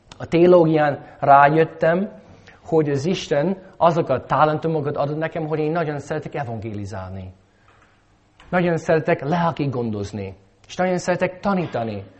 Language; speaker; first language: Hungarian; non-native, fluent; English